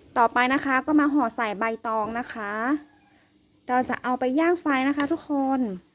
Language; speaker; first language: Thai; non-native, local second language; S'gaw Karen